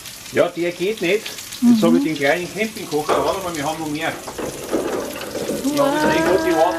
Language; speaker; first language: German; native; German